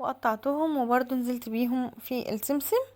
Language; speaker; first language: Arabic; native; Arabic